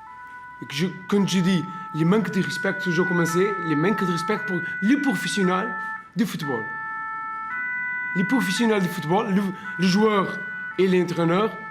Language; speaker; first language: French; non-native, learner; Portuguese